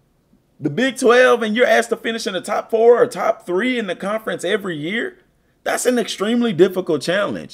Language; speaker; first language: English; native; English